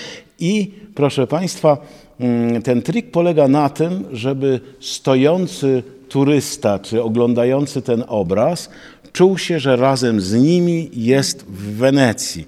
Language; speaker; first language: Polish; native; Polish